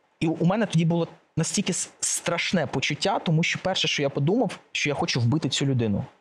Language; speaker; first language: Ukrainian; native; Ukrainian